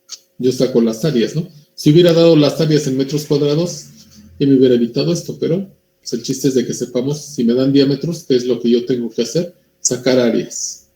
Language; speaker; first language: Spanish; native; Spanish